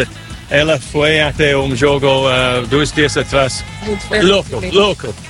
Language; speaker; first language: Portuguese; non-native, learner; English